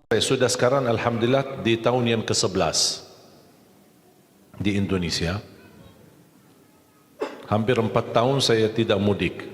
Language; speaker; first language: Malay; non-native, fluent; Arabic